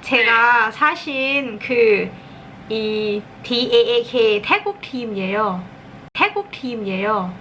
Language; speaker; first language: Korean; non-native, learner; Thai